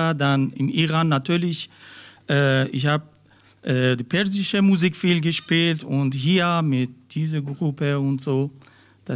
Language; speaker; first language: German; non-native, learner; Persian